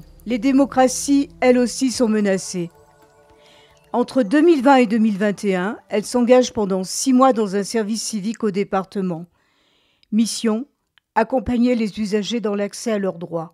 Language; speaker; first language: French; native; French